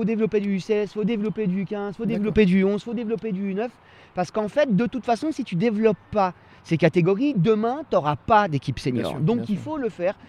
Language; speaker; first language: French; native; French